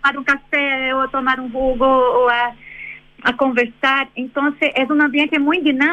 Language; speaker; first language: Spanish; non-native, fluent; Portuguese